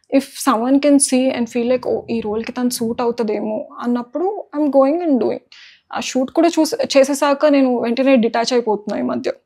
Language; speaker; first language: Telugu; non-native, local second language; Marathi